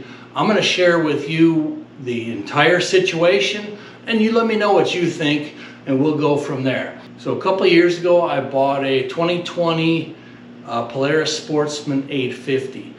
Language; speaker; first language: English; native; English